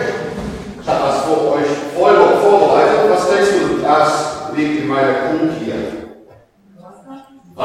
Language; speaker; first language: German; non-native, learner; English